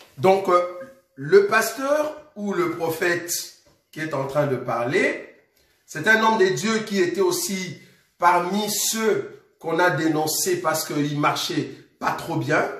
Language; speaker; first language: French; non-native, local second language; Lingala